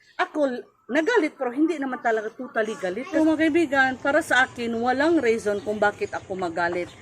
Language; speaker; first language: Filipino; non-native, local second language; Cebuano